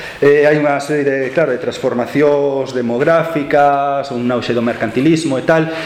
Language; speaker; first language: Galician; non-native, local second language; Spanish